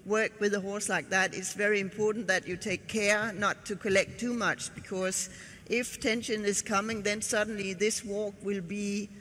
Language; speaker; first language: English; non-native, fluent; Danish